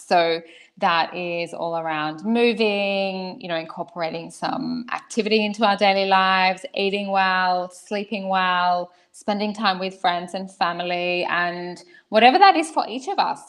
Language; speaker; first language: English; native; English